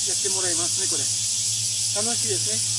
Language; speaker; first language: Japanese; non-native, fluent; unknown